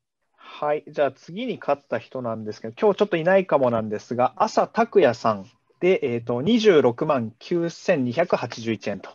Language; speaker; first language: Japanese; native; Japanese